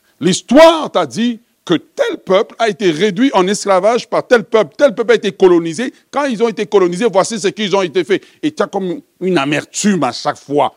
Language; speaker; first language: French; non-native, local second language; Lingala